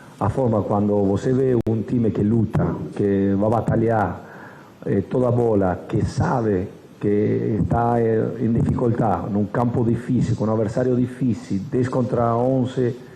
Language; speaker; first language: Portuguese; non-native, fluent; Spanish